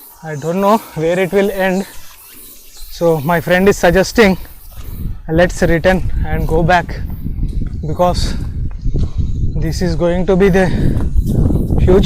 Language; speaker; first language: English; non-native, local second language; Telugu